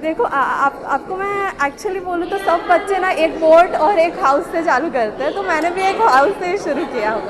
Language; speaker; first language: Hindi; native; Hindi